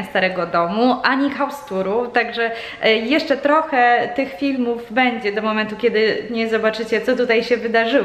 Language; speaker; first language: Polish; native; Polish